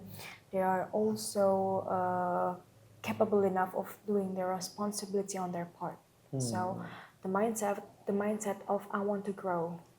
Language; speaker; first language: English; non-native, local second language; Indonesian